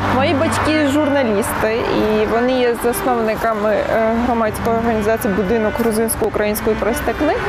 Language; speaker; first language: Ukrainian; non-native, fluent; Georgian